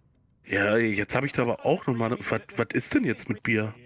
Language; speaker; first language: German; native; German